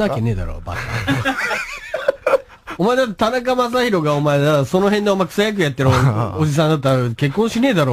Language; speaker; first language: Japanese; native; Japanese